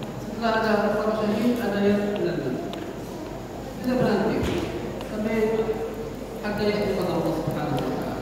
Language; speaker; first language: Indonesian; non-native, learner; Arabic